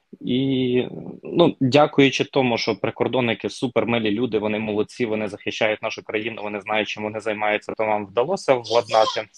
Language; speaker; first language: Ukrainian; native; Ukrainian